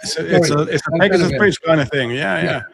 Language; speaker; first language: English; native; English